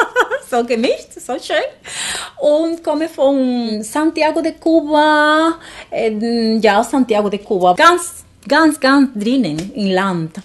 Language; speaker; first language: German; non-native, learner; Spanish